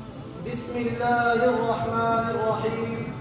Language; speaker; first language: Arabic; non-native, learner; Urdu